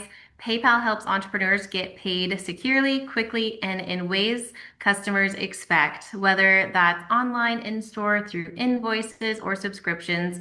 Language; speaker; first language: English; native; English